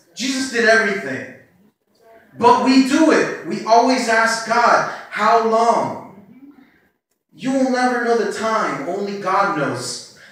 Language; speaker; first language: English; early bilingual, other home language; Spanish